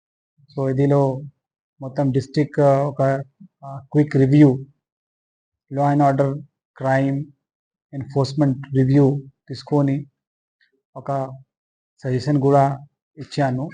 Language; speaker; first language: Telugu; non-native, fluent; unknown